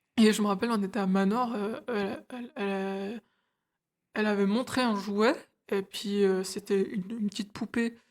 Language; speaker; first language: French; early bilingual, other home language; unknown